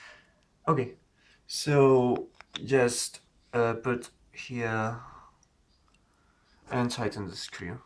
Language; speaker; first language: English; non-native, learner; Spanish